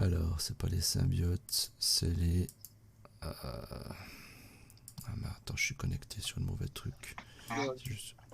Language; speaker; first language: French; native; French